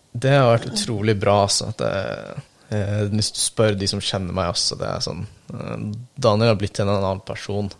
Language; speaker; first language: Norwegian; early bilingual, other home language; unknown